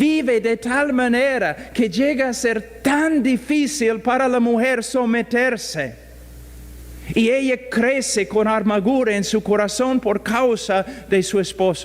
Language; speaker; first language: Spanish; non-native, fluent; English